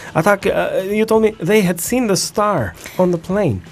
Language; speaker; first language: English; non-native, fluent; Albanian